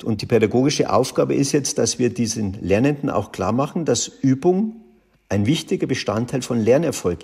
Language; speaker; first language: German; native; German